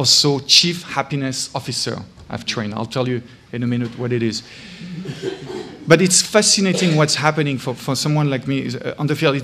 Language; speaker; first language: English; non-native, fluent; French